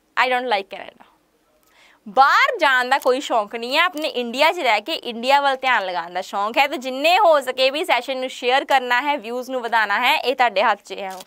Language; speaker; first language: Hindi; non-native, local second language; Punjabi